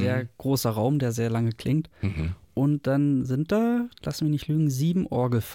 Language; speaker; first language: German; native; German